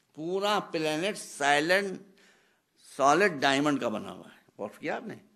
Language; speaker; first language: Hindi; native; Hindi